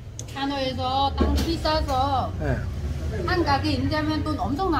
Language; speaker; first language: Korean; non-native, learner; Vietnamese